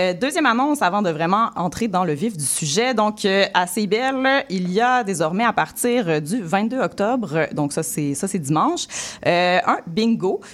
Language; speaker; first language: French; native; French